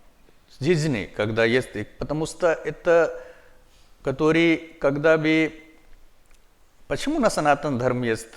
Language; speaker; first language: Russian; non-native, learner; Hindi